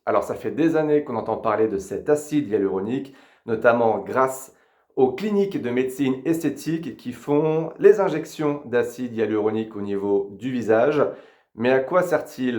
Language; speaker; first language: French; native; French